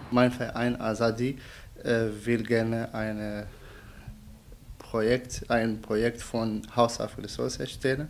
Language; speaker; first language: German; non-native, learner; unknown